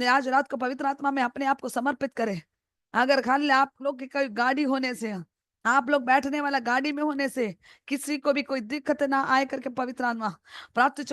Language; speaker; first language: Hindi; non-native, local second language; Malayalam